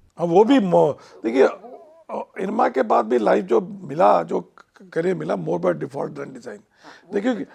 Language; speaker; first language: Hindi; non-native, local second language; Punjabi